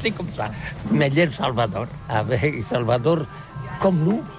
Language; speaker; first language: French; non-native, learner; Catalan